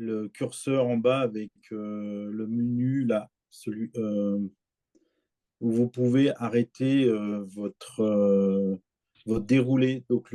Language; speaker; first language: French; native; French